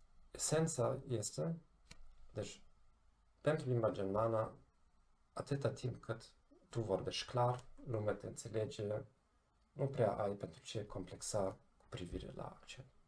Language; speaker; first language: Romanian; non-native, fluent; German